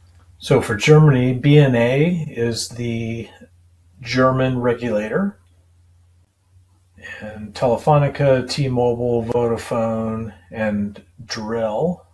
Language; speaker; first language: English; native; English